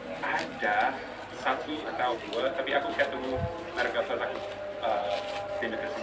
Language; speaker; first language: Indonesian; non-native, learner; English